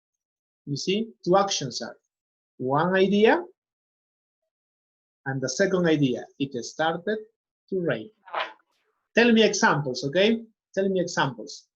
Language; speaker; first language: English; non-native, fluent; Spanish